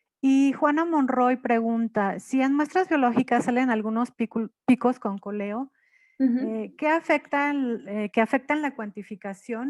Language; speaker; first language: Spanish; native; Spanish